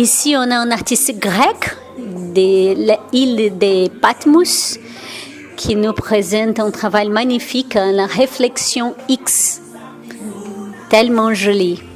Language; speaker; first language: French; non-native, fluent; Portuguese